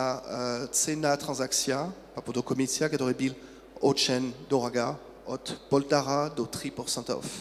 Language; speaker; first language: Russian; non-native, learner; French